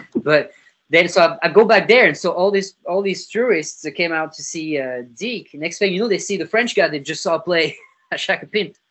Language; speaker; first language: English; non-native, fluent; French